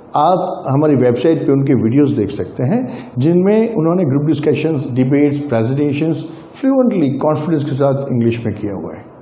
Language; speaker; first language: Hindi; non-native, local second language; Gujarati